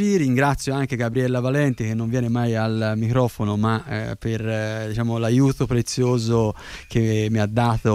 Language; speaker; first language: Italian; native; Italian